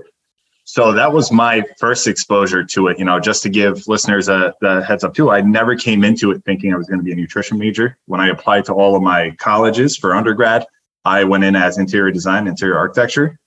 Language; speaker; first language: English; early bilingual, other home language; Turkish